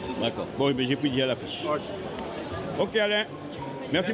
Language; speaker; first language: French; native; French